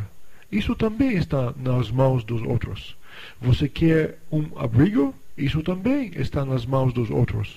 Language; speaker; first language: Portuguese; non-native, fluent; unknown